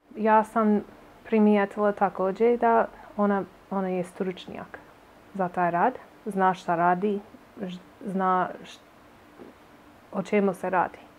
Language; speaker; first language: Bosnian; non-native, learner; English